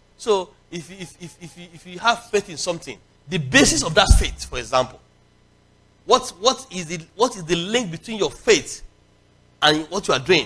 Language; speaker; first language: English; non-native, local second language; Yoruba